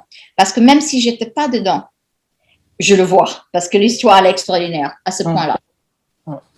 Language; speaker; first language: French; non-native, fluent; English